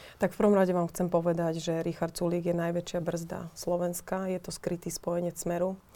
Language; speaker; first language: Slovak; native; Slovak